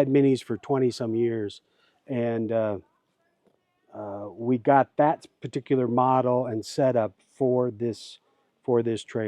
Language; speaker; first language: English; native; English